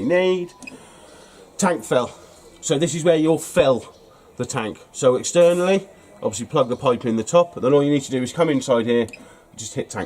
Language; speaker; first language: English; native; English